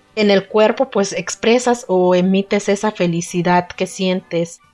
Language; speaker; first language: Spanish; non-native, local second language; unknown